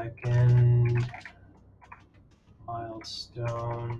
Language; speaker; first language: English; native; English